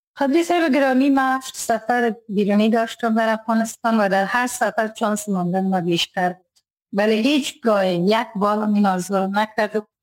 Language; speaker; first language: Persian; native; Persian